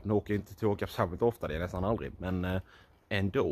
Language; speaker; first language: Swedish; native; Swedish